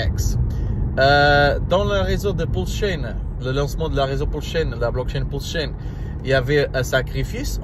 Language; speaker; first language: French; non-native, learner; Portuguese